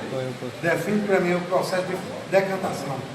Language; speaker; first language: Portuguese; native; Portuguese